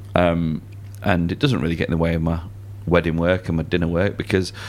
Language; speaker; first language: English; native; English